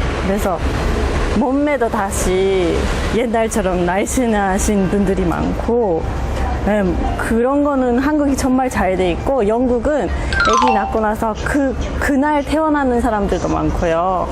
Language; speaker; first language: Korean; non-native, fluent; English